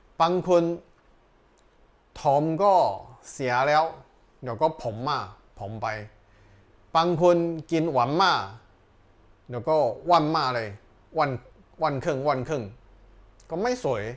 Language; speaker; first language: Thai; non-native, learner; Chinese